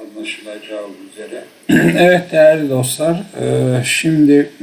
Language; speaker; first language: Turkish; early bilingual, heritage; Turkish